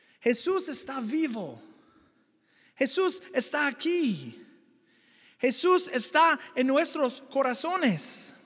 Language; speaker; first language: Spanish; non-native, fluent; English